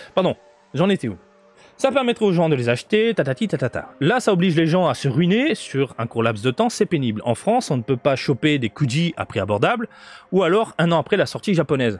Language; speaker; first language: French; native; French